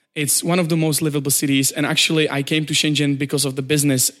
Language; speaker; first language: English; non-native, fluent; Czech